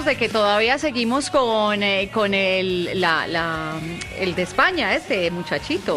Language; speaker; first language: Spanish; native; Spanish